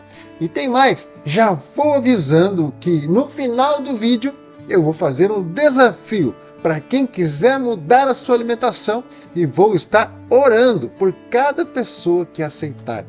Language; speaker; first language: Portuguese; native; Portuguese